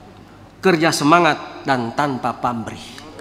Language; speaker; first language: Indonesian; native; Indonesian